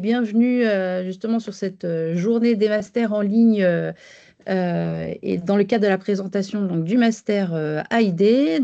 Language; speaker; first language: French; native; French